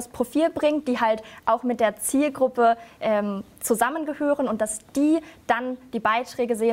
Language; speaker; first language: German; native; German